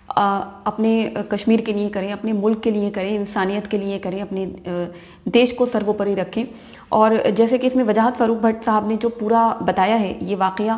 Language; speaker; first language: Hindi; native; Hindi